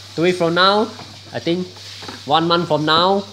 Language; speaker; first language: English; non-native, local second language; Malay